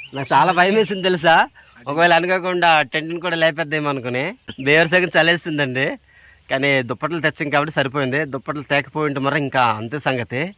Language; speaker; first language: Telugu; native; Telugu